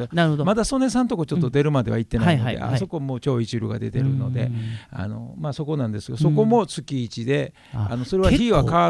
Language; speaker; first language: Japanese; native; Japanese